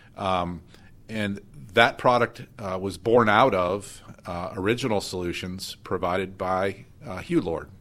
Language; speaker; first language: English; native; English